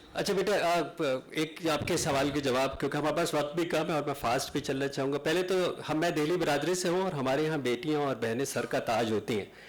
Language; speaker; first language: Urdu; native; Urdu